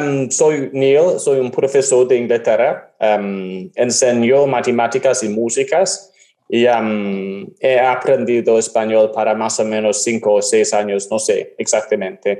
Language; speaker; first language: Spanish; non-native, learner; English